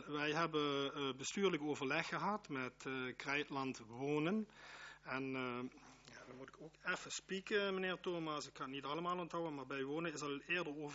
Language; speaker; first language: Dutch; native; Dutch